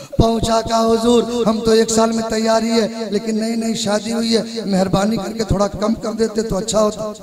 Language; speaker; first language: Hindi; non-native, local second language; Urdu